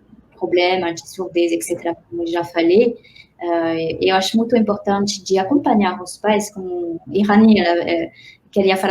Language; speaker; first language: Portuguese; non-native, fluent; French